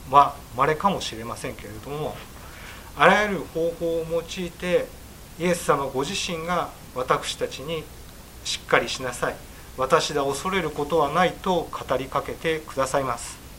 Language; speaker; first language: Japanese; native; Japanese